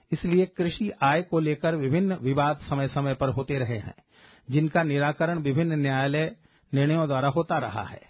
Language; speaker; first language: Hindi; native; Hindi